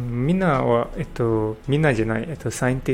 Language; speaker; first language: Japanese; non-native, learner; English